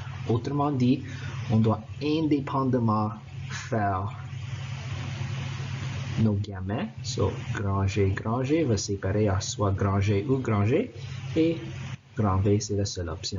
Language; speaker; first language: French; non-native, local second language; English